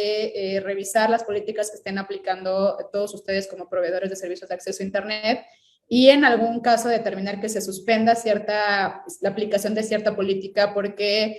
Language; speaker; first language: Spanish; native; Spanish